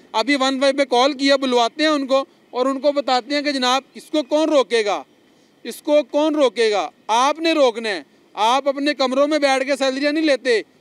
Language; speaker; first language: Urdu; native; Urdu